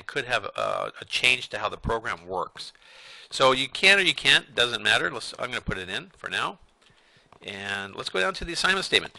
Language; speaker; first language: English; native; English